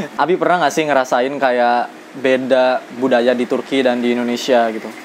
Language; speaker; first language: Indonesian; native; Indonesian